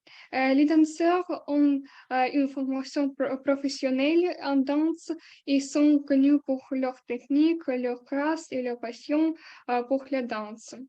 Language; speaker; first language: French; non-native, learner; Ukrainian